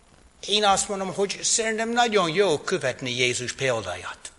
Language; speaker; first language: Hungarian; non-native, fluent; English